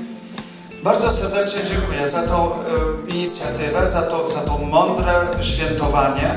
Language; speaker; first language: Polish; native; Polish